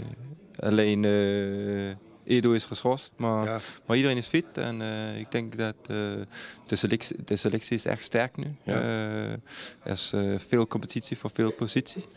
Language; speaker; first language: Dutch; non-native, fluent; Danish